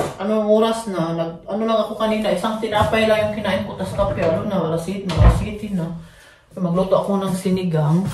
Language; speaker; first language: Filipino; non-native, local second language; Cebuano